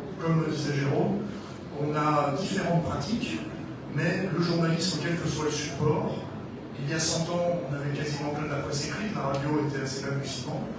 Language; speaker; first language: French; native; French